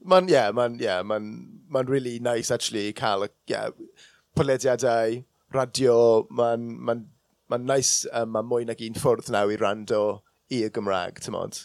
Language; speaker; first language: Welsh; non-native, local second language; English